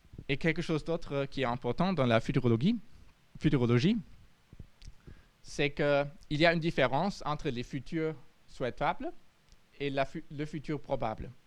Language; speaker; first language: French; non-native, fluent; German